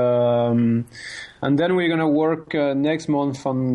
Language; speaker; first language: English; non-native, fluent; French